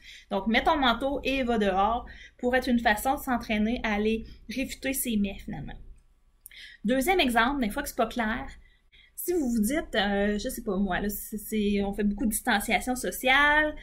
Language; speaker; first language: French; native; French